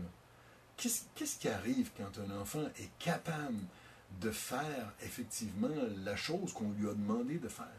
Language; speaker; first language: French; native; French